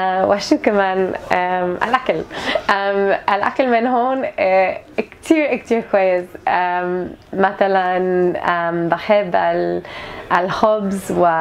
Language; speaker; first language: Arabic; non-native, learner; English